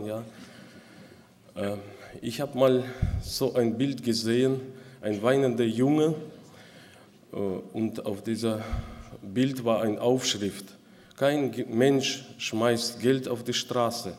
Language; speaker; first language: German; non-native, local second language; Russian